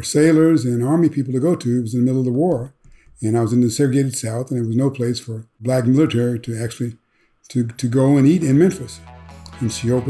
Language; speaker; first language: English; native; English